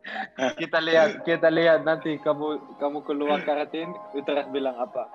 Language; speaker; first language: Indonesian; non-native, learner; Dutch